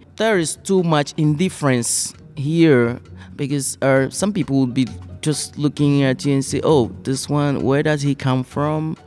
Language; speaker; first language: English; non-native, fluent; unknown